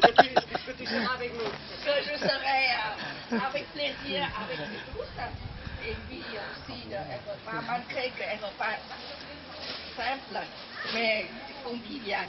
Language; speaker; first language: French; non-native, fluent; Vietnamese